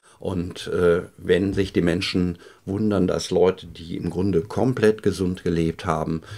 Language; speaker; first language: German; native; German